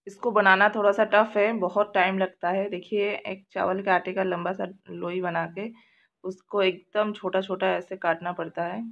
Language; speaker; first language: Hindi; non-native, local second language; Bangla